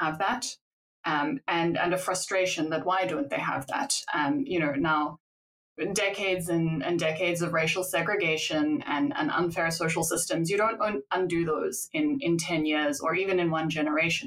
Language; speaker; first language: English; native; English